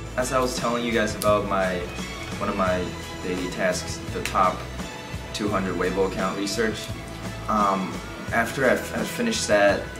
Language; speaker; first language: English; native; English